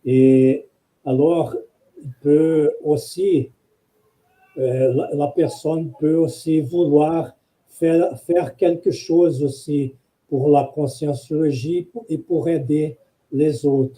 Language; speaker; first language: French; non-native, fluent; Portuguese